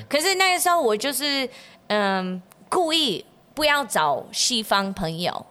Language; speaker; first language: Chinese; non-native, fluent; English